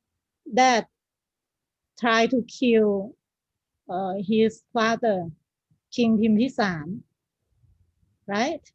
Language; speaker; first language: English; non-native, learner; Thai